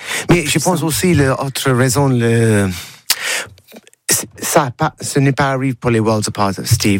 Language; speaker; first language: French; non-native, learner; English